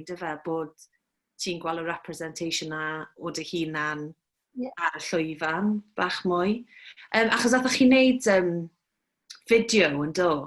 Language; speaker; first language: Welsh; native; Welsh